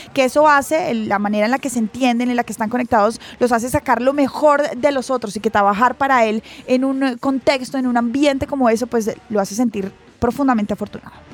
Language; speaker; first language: Spanish; native; Spanish